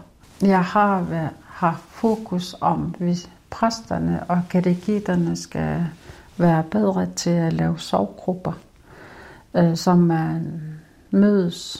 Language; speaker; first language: Danish; non-native, local second language; Kalaallisut